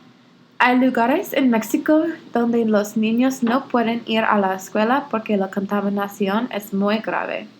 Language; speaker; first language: Spanish; non-native, learner; English